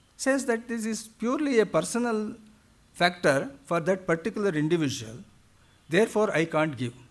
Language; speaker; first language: English; non-native, local second language; Kannada